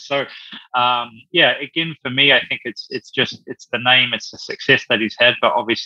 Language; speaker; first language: English; native; English